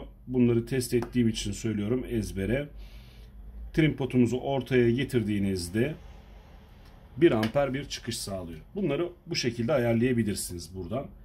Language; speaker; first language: Turkish; native; Turkish